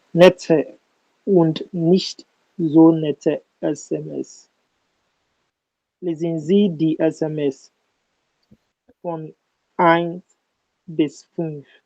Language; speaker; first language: German; non-native, learner; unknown